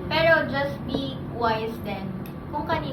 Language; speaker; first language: Filipino; native; Filipino